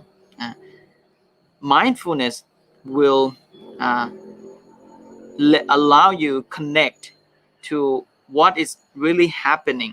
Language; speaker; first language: English; non-native, fluent; Thai